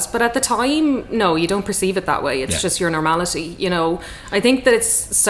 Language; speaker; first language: English; native; English